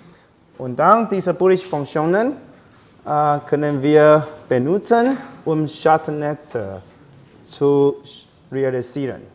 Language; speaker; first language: German; non-native, fluent; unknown